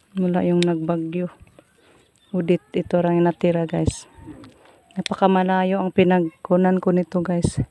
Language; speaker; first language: Filipino; non-native, local second language; Cebuano